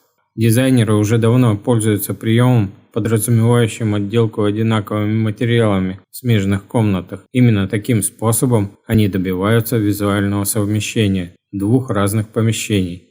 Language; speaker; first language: Russian; native; Russian